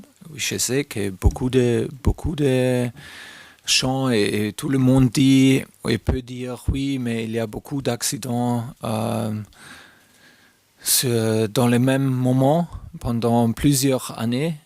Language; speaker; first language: French; non-native, fluent; German